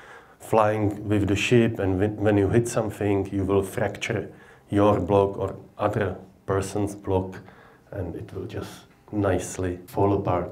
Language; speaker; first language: English; non-native, fluent; Czech